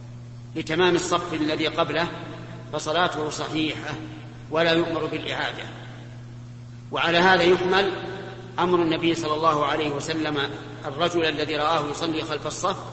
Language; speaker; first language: Arabic; native; Arabic